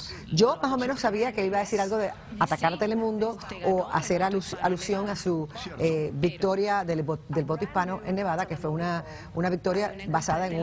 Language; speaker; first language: Spanish; native; Spanish